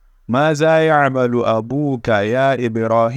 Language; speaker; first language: Arabic; non-native, fluent; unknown